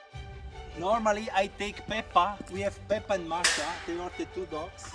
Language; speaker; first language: English; non-native, learner; Italian